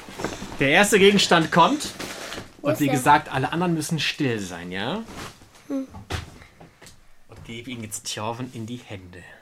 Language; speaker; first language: German; native; German